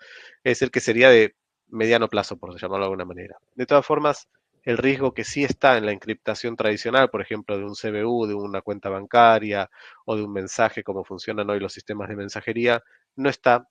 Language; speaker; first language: Spanish; native; Spanish